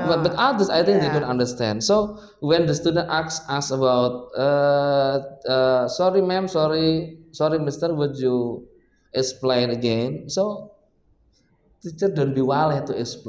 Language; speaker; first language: English; non-native, learner; Indonesian